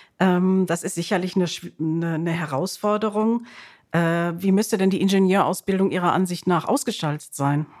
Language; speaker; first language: German; native; German